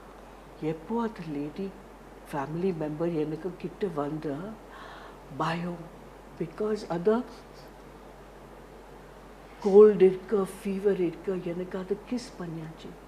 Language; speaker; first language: Tamil; non-native, learner; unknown